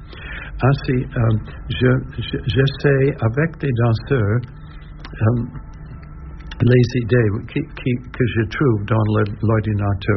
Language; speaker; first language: French; non-native, learner; English